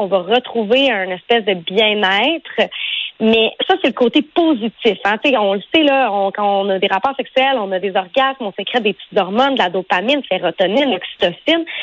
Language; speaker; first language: French; native; French